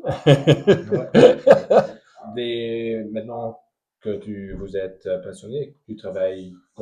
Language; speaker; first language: French; non-native, learner; Dutch